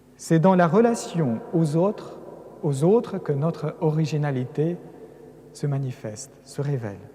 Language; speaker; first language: French; non-native, fluent; Russian